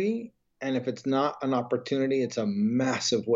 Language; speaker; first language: English; native; English